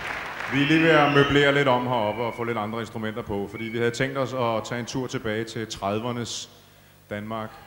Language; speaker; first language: Danish; native; Danish